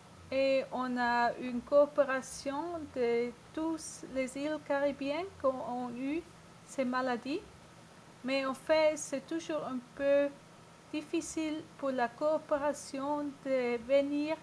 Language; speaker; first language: French; non-native, learner; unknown